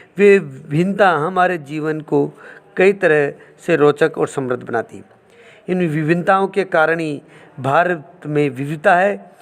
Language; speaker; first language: Hindi; native; Hindi